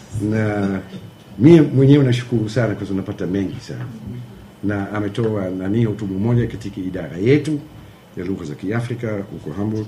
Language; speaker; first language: Swahili; non-native, fluent; German